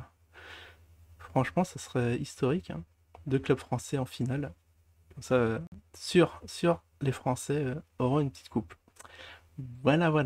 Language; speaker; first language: French; native; French